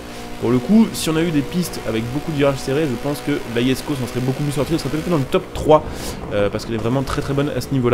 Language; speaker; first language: French; native; French